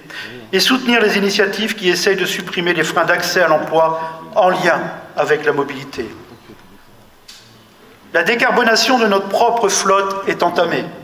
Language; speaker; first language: French; native; French